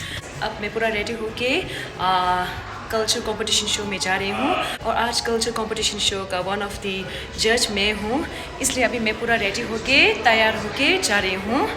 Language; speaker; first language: Hindi; non-native, local second language; Tibetan